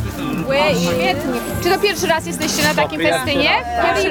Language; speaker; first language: Polish; native; Polish